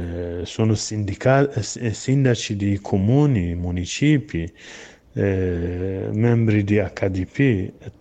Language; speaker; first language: Italian; non-native, learner; Kurdish